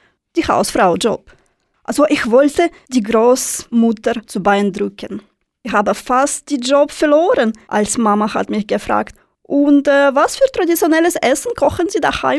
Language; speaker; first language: German; non-native, fluent; Russian